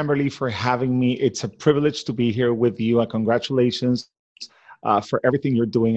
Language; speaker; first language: English; non-native, fluent; Spanish